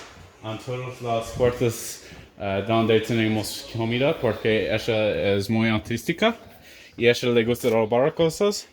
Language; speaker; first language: Spanish; non-native, learner; English